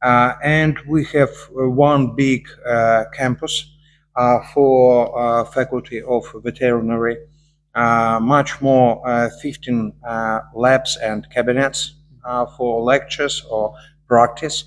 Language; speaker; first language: English; non-native, learner; Russian